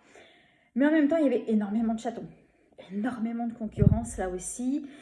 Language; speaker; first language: French; native; French